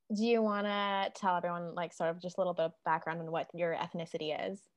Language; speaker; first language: English; native; English